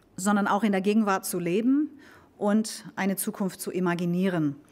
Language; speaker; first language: German; native; German